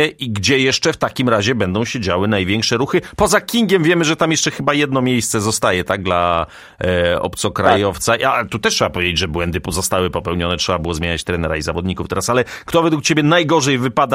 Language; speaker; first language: Polish; native; Polish